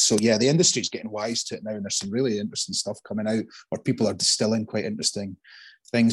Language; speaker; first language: English; native; English